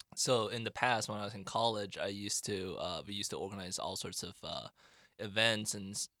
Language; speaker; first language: English; non-native, fluent; Chinese